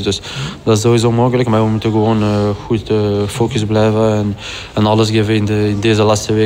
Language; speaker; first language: Dutch; non-native, local second language; French